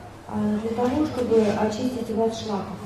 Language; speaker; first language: Russian; native; Russian